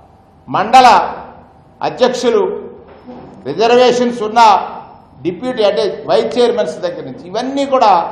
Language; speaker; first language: Telugu; native; Telugu